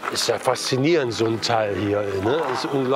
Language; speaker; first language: German; native; German